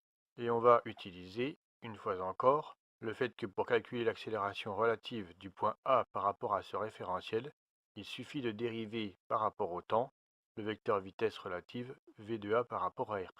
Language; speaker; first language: French; native; French